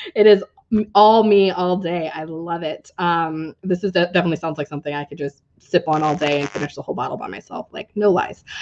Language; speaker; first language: English; native; English